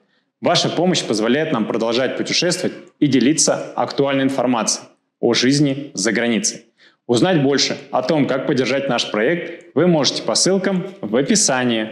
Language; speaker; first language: Russian; native; Russian